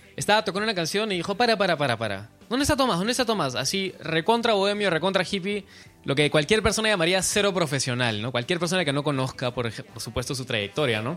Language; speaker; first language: Spanish; native; Spanish